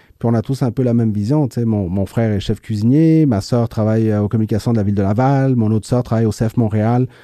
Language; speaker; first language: French; early bilingual, other home language; Spanish